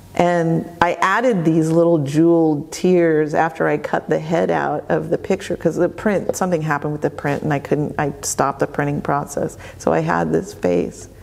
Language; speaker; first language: English; native; English